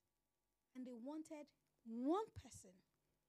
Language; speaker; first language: English; non-native, local second language; Yoruba